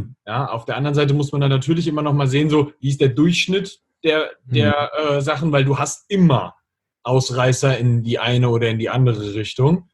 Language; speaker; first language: German; native; German